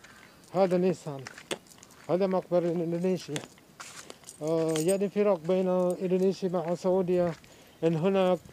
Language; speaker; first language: Arabic; non-native, learner; Indonesian